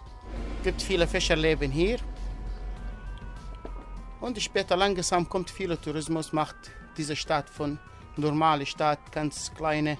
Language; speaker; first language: German; non-native, learner; Arabic